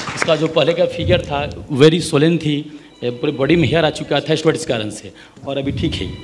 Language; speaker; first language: Hindi; native; Hindi